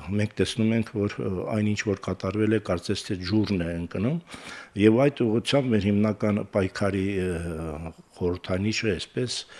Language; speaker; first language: Armenian; native; Armenian